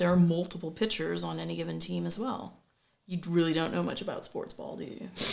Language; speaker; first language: English; native; English